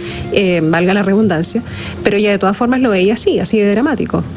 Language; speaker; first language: Spanish; native; Spanish